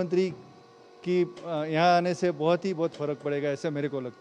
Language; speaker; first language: Hindi; non-native, local second language; Gujarati